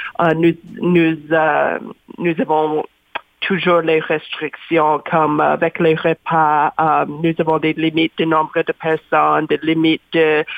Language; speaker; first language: French; non-native, learner; English